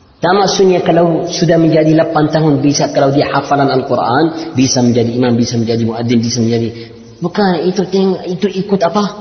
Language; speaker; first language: Indonesian; non-native, learner; Arabic